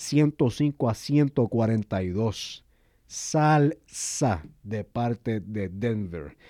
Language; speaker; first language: Spanish; native; Spanish